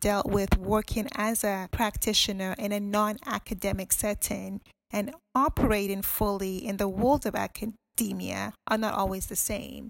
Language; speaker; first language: English; non-native, local second language; Akan